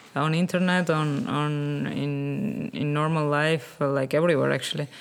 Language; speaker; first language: English; non-native, fluent; Estonian